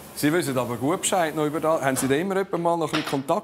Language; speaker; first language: German; native; German